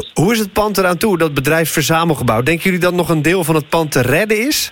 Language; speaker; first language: Dutch; native; Dutch